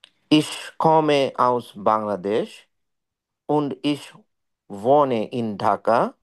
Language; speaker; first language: German; non-native, learner; Bangla